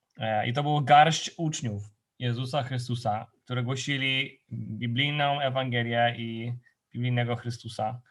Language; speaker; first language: Polish; non-native, fluent; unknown